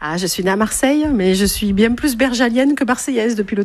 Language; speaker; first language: French; native; French